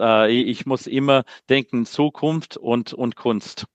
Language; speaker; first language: German; non-native, learner; English